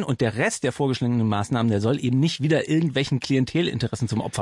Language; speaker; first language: German; native; German